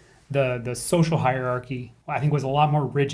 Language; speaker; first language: English; native; English